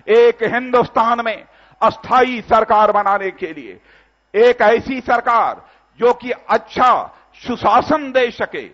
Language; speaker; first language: Hindi; native; Hindi